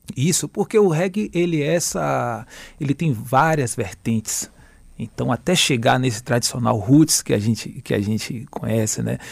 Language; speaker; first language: Portuguese; native; Portuguese